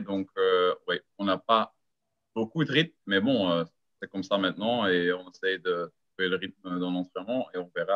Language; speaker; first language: French; non-native, local second language; Dutch